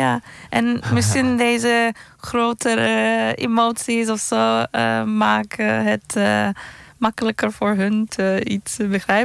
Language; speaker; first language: Dutch; non-native, fluent; Turkish